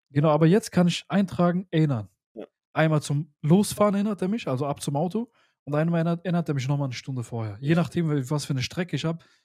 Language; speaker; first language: German; early bilingual, other home language; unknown